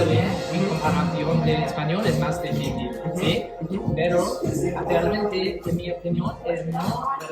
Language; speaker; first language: Spanish; non-native, learner; English